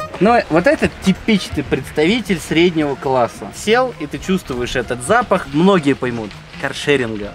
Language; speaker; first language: Russian; native; Russian